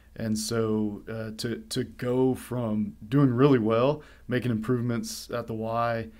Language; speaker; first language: English; native; English